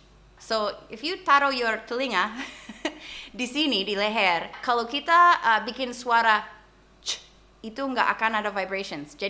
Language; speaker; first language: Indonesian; non-native, fluent; English